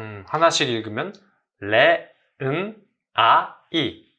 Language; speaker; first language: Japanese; non-native, learner; Korean